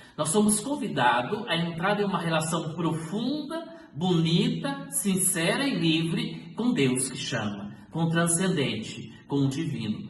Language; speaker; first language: Portuguese; native; Portuguese